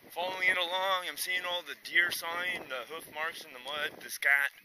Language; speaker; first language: English; native; English